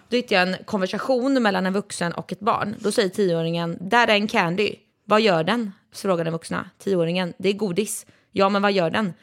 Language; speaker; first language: Swedish; native; Swedish